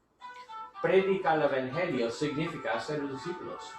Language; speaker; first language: Spanish; non-native, learner; English